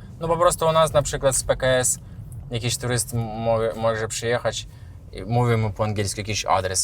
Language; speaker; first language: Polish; non-native, learner; Ukrainian